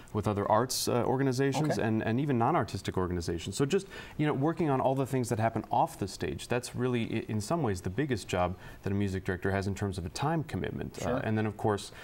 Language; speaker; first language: English; native; English